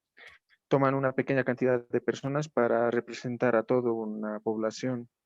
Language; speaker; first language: Spanish; native; Spanish